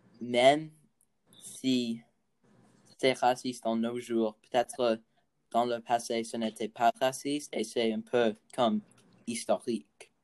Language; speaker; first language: French; non-native, learner; English